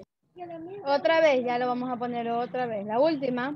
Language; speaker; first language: Spanish; native; Spanish